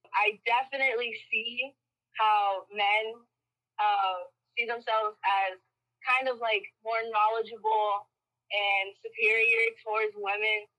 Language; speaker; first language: English; early bilingual, other home language; Spanish